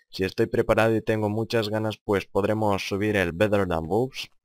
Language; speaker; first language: Spanish; non-native, fluent; Lithuanian